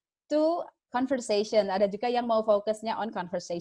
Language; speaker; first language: Indonesian; native; Indonesian